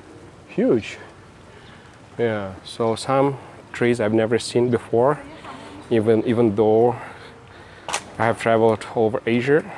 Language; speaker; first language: English; non-native, fluent; Russian